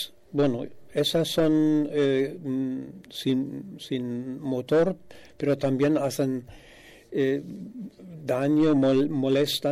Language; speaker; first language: Spanish; non-native, fluent; German